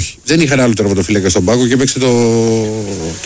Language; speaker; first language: Greek; native; Greek